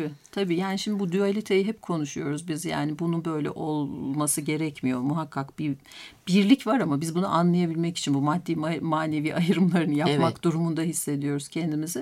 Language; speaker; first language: Turkish; native; Turkish